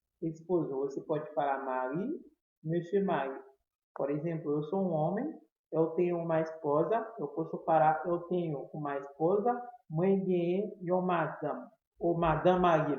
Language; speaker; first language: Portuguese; non-native, fluent; Haitian Creole